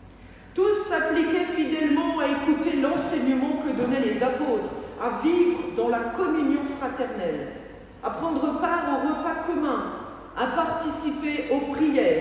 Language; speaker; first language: French; native; French